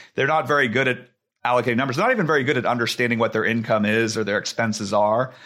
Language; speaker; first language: English; native; English